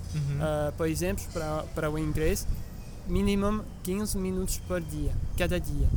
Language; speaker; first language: Portuguese; non-native, learner; French